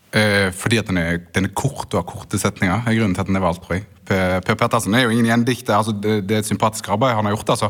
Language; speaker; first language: Norwegian; native; Norwegian